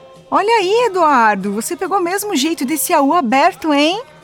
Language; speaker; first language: Portuguese; native; Portuguese